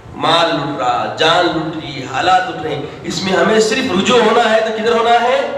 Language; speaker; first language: Urdu; native; Urdu